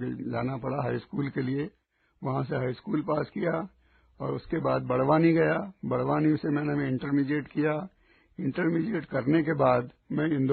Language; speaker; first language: Hindi; native; Hindi